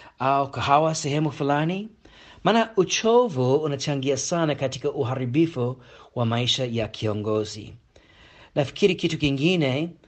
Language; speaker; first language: Swahili; non-native, fluent; English